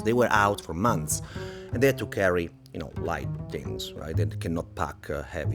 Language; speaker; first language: English; non-native, fluent; Italian